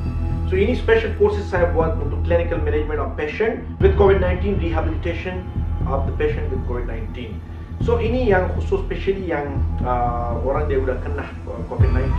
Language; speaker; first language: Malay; non-native, learner; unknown